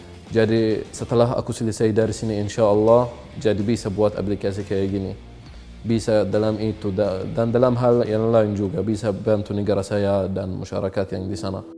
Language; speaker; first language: Indonesian; non-native, fluent; Arabic